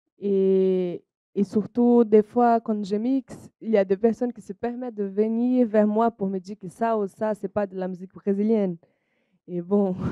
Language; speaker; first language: French; non-native, fluent; Portuguese